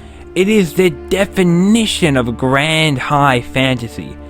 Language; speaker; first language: English; native; English